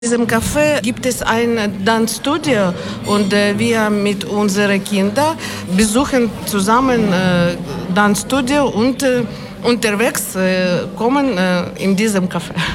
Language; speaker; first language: German; non-native, learner; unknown